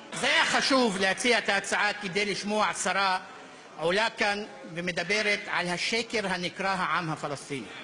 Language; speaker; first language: Hebrew; non-native, local second language; Arabic